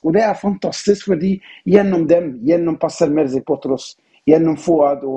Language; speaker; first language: Norwegian; non-native, fluent; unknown